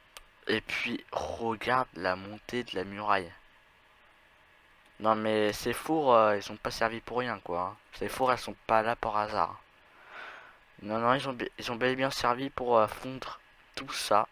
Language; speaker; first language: French; native; French